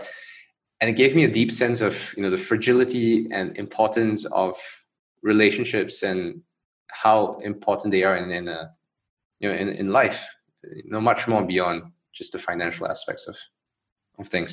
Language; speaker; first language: English; non-native, local second language; Chinese